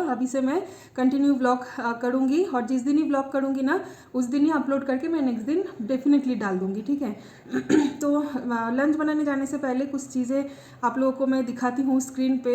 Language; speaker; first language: Hindi; non-native, local second language; Bangla